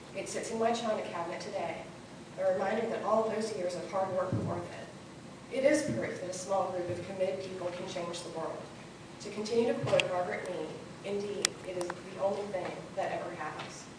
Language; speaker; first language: English; native; English